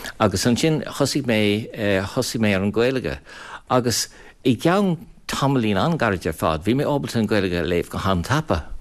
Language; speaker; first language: Irish; non-native, fluent; English